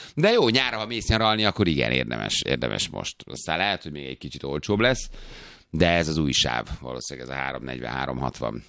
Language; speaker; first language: Hungarian; native; Hungarian